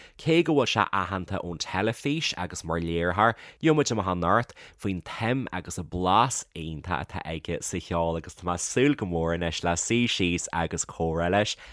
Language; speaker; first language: Irish; native; Irish